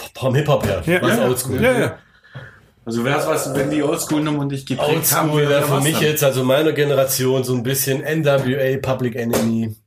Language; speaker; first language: German; native; German